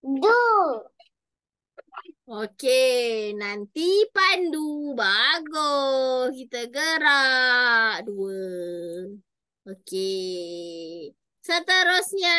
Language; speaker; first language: Malay; native; Malay